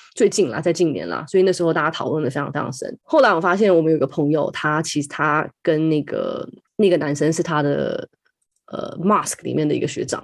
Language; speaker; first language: Chinese; native; Chinese